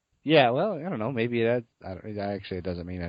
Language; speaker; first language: English; native; English